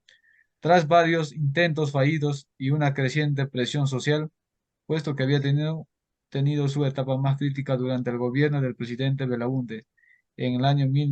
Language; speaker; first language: Spanish; native; Spanish